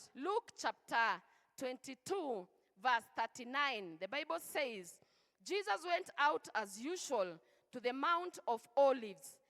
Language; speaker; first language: English; non-native, local second language; Swahili